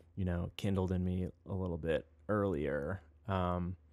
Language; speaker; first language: English; native; English